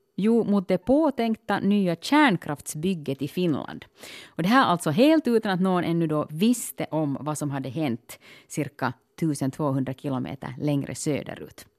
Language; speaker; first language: Swedish; native; Swedish